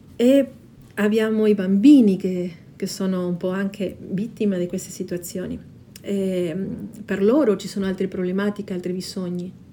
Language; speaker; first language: Italian; non-native, fluent; Spanish